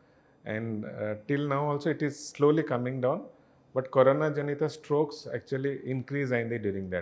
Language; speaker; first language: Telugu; non-native, local second language; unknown